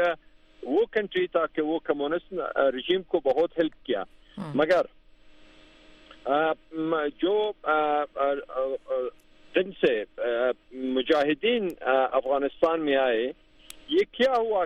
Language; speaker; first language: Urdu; non-native, fluent; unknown